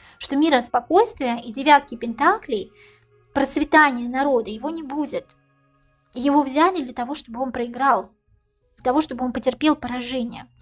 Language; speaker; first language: Russian; native; Russian